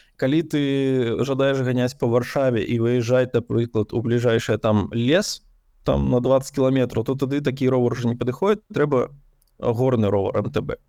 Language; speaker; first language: Belarusian; non-native, local second language; Russian